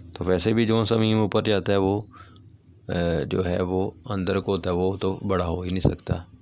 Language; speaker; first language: Urdu; non-native, local second language; Punjabi